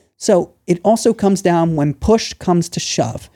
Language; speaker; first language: English; native; English